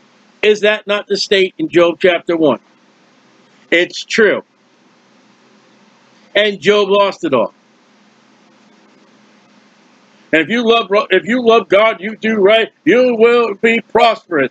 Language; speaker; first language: English; native; English